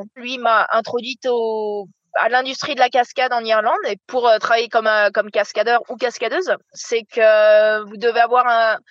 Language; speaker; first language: French; native; French